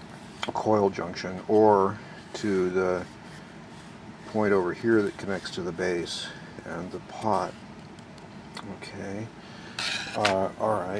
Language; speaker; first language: English; native; English